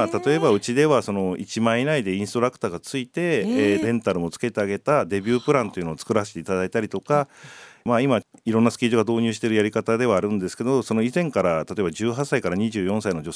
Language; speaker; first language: Japanese; native; Japanese